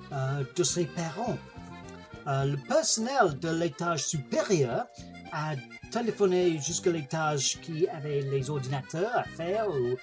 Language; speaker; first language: French; non-native, learner; English